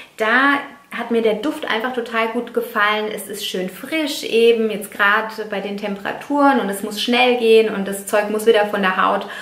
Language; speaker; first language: German; non-native, fluent; Italian